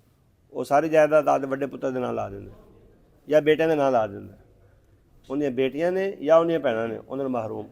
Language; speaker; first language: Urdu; non-native, local second language; Punjabi